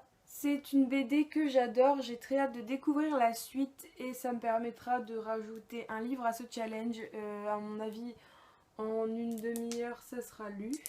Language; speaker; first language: French; native; French